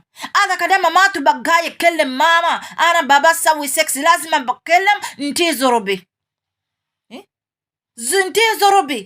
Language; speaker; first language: Arabic; non-native, learner; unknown